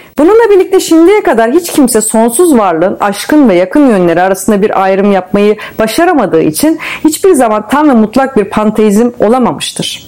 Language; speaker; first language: Turkish; native; Turkish